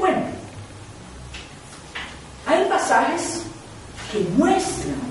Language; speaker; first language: Spanish; non-native, fluent; Portuguese